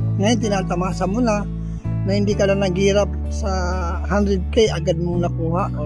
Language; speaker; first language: Filipino; native; Filipino